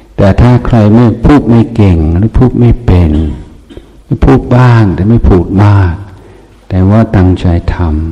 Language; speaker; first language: Thai; non-native, fluent; English